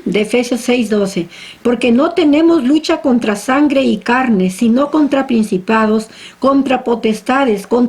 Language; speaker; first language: Spanish; native; Spanish